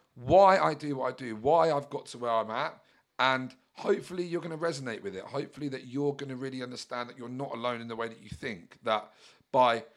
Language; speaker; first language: English; native; English